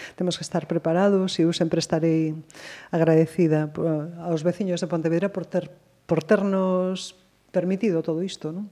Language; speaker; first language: Galician; native; Galician